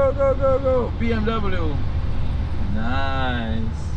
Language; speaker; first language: English; non-native, learner; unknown